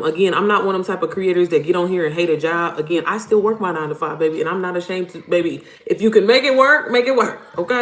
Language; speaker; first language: English; native; English